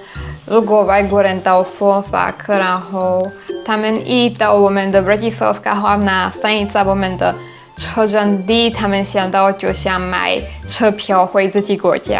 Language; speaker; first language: Chinese; non-native, fluent; Slovak